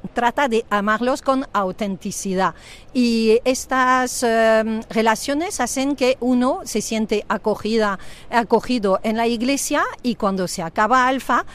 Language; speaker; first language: Spanish; non-native, fluent; French